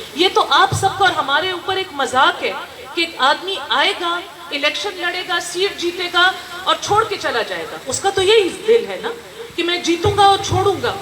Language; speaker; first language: Urdu; non-native, local second language; Northern Hindko